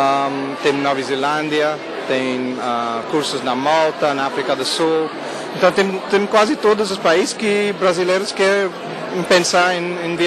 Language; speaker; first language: Portuguese; non-native, fluent; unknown